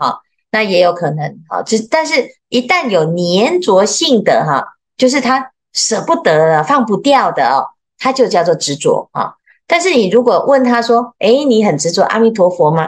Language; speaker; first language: Chinese; native; Chinese